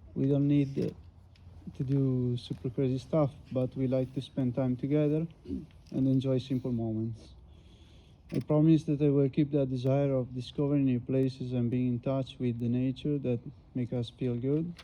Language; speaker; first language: English; non-native, fluent; Italian